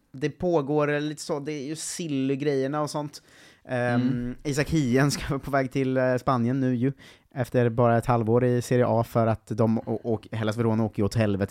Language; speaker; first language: Swedish; native; Swedish